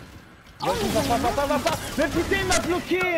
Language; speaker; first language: French; native; French